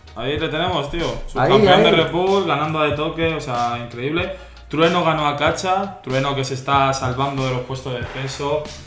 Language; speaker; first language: Spanish; native; Spanish